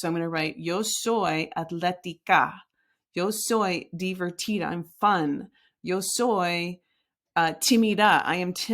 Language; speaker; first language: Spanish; non-native, fluent; English